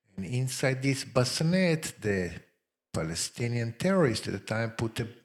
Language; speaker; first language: English; non-native, fluent; Hebrew